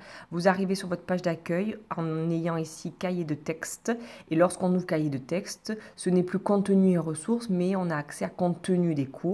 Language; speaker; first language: French; native; French